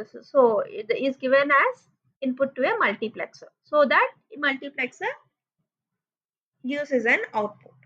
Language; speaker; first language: English; non-native, local second language; Telugu